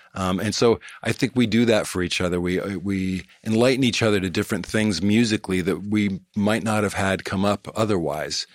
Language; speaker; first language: English; native; English